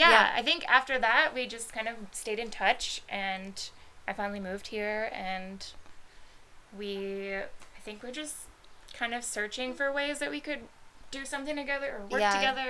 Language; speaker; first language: English; native; English